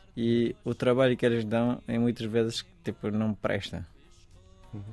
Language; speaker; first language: Portuguese; non-native, fluent; Persian